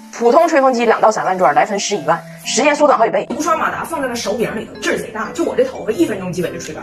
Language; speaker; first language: Chinese; native; Chinese